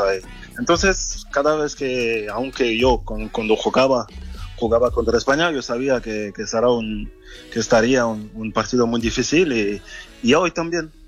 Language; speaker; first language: Spanish; non-native, learner; French